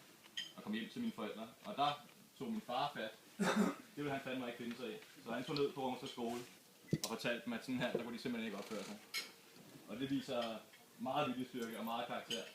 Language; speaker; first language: Danish; native; Danish